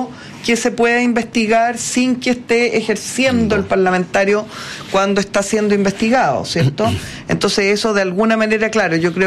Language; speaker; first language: Spanish; native; Spanish